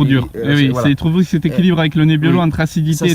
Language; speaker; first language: French; native; French